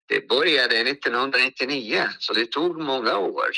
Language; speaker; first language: Swedish; non-native, fluent; Arabic